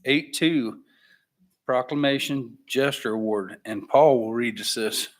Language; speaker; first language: English; native; English